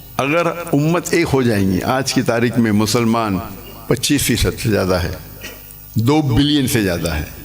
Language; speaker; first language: Urdu; non-native, local second language; English